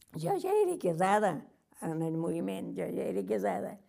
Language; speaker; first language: Catalan; native; Catalan